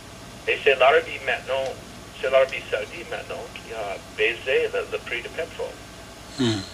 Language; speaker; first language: French; non-native, fluent; English